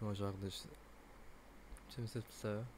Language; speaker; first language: French; non-native, learner; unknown